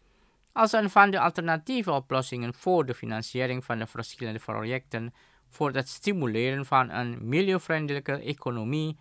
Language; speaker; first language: Dutch; non-native, fluent; Indonesian